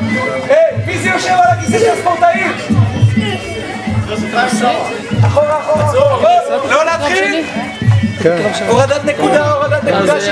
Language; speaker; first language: Hebrew; native; Hebrew